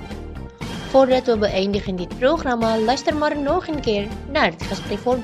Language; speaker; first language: Dutch; non-native, fluent; Indonesian